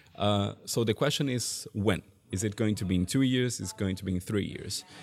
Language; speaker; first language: English; non-native, fluent; Portuguese